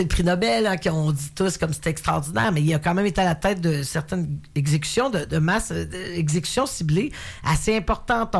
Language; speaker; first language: French; native; French